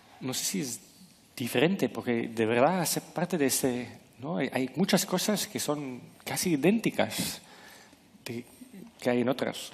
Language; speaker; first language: Spanish; non-native, fluent; French